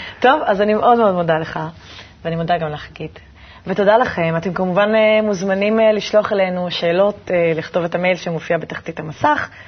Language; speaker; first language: Hebrew; native; Hebrew